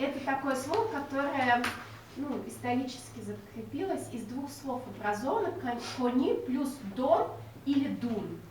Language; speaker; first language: Russian; non-native, local second language; Udmurt